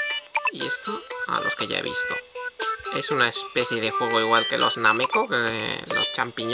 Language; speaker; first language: Spanish; native; Spanish